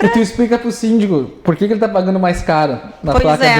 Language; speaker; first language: Portuguese; native; Portuguese